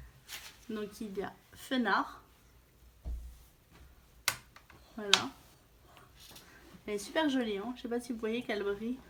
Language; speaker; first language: French; native; French